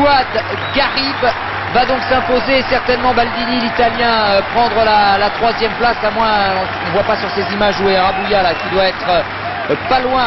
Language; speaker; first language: French; native; French